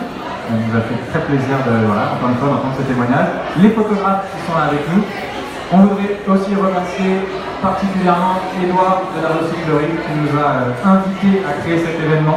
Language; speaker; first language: French; native; French